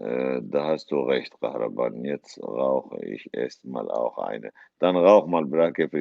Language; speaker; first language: German; non-native, fluent; Kurdish